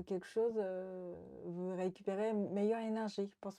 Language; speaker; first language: French; non-native, fluent; Japanese